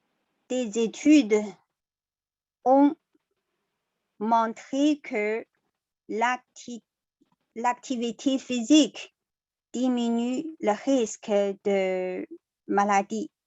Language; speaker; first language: French; non-native, learner; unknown